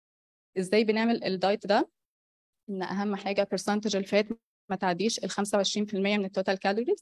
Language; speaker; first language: Arabic; native; Arabic